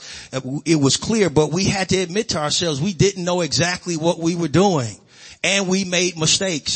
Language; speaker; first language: English; native; English